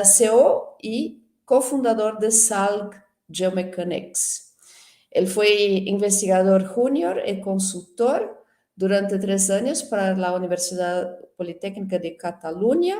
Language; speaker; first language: Spanish; non-native, fluent; Portuguese